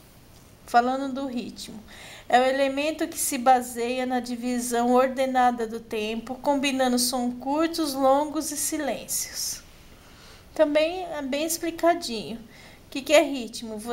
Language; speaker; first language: Portuguese; native; Portuguese